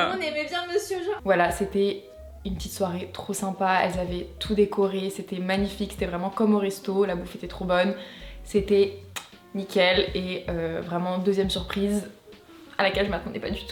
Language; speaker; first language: French; native; French